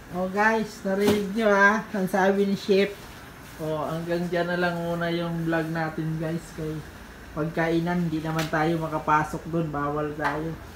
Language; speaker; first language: Filipino; non-native, local second language; Cebuano